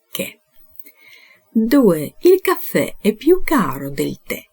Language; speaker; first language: Italian; non-native, fluent; Ukrainian